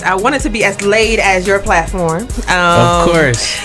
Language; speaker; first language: English; native; English